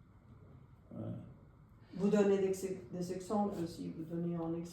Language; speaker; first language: French; non-native, fluent; Spanish